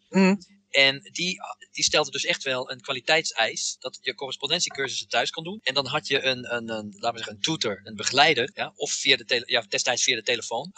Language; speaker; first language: Dutch; non-native, fluent; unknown